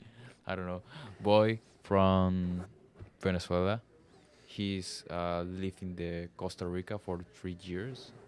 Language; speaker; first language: English; non-native, learner; Spanish